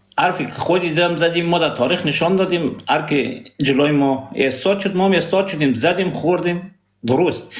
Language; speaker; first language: Persian; non-native, local second language; Pashto